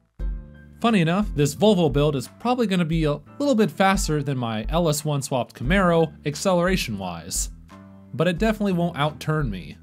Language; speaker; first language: English; native; English